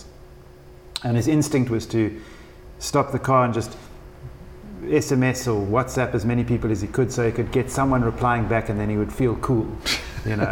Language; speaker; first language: English; native; English